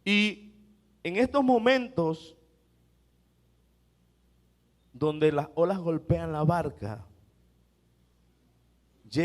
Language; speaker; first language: Spanish; native; Spanish